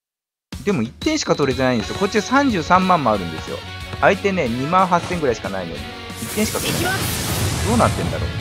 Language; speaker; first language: Japanese; native; Japanese